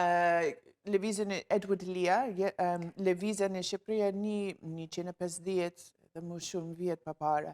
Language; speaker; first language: Albanian; non-native, learner; English